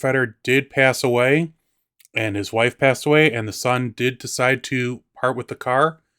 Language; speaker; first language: English; native; English